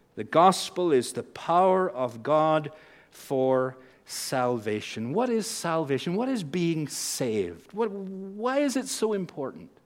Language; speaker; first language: English; native; English